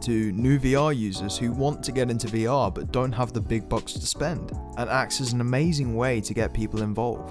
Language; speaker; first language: English; native; English